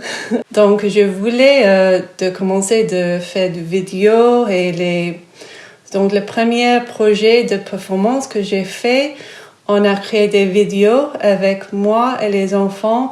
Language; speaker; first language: French; non-native, fluent; English